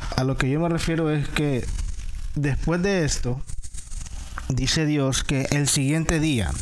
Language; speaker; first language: Spanish; native; Spanish